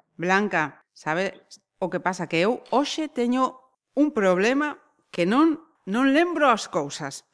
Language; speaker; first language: Galician; native; Galician